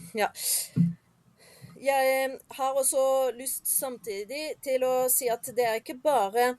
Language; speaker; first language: Norwegian; non-native, fluent; French